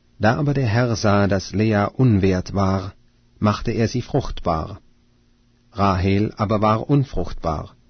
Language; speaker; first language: German; native; German